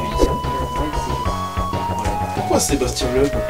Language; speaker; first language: French; native; French